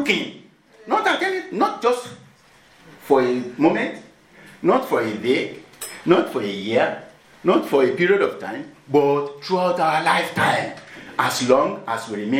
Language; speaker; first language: English; non-native, local second language; Yoruba